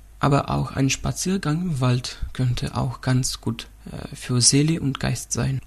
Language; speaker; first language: German; non-native, fluent; Russian